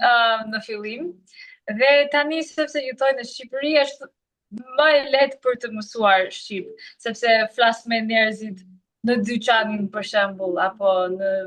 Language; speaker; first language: Albanian; non-native, learner; English